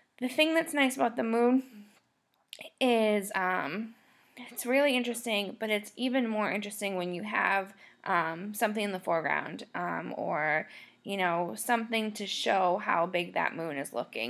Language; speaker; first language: English; native; English